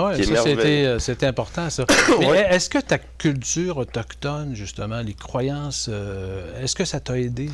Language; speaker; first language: French; native; French